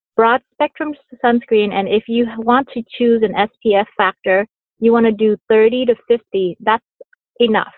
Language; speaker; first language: English; early bilingual, other home language; Vietnamese